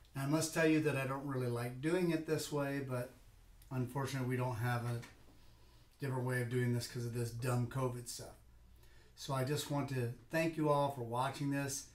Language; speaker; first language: English; native; English